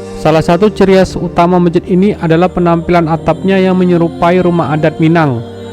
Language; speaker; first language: Indonesian; native; Indonesian